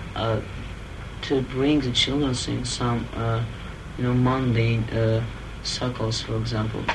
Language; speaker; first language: English; non-native, learner; Russian